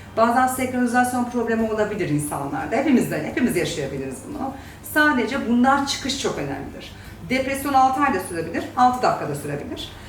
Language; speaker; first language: Turkish; early bilingual, heritage; Turkish